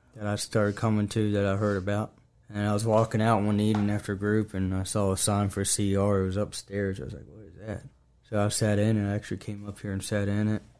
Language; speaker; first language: English; native; English